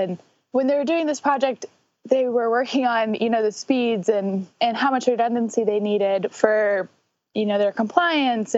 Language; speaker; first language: English; native; English